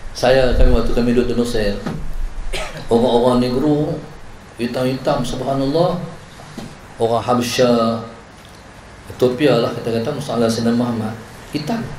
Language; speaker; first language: Malay; native; Malay